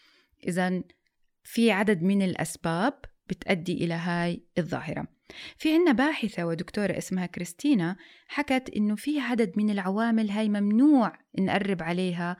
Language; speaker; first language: Arabic; native; Arabic